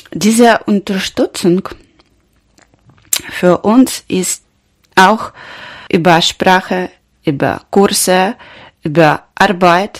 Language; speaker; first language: German; non-native, learner; Ukrainian